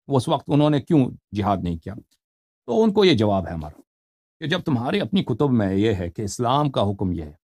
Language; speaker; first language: Urdu; non-native, fluent; Persian